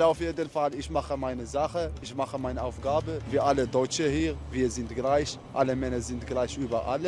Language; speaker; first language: German; non-native, learner; Arabic